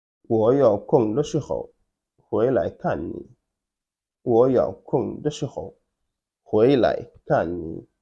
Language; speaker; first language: Chinese; non-native, fluent; Wolof